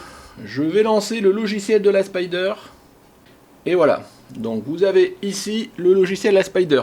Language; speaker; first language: French; native; French